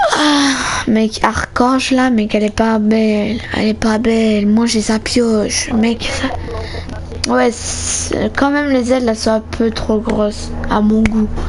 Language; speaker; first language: French; native; French